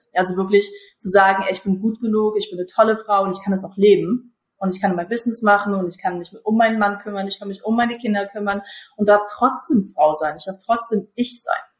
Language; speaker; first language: German; early bilingual, other home language; Russian